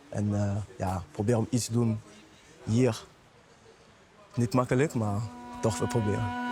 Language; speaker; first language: Dutch; non-native, learner; French